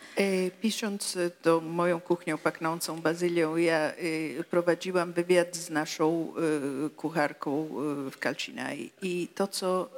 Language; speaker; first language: Polish; non-native, fluent; Italian